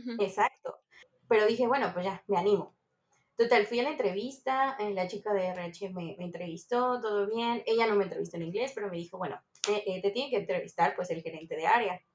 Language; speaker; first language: Spanish; native; Spanish